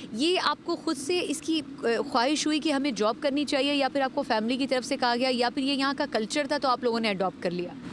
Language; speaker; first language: Urdu; native; Urdu